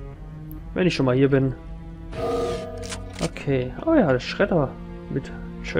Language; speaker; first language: German; native; German